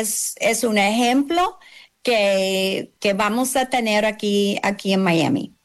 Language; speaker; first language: Spanish; non-native, learner; English